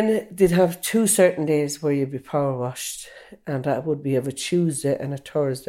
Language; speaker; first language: English; native; English